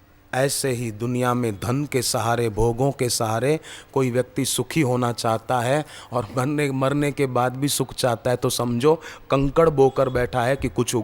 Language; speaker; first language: Hindi; native; Hindi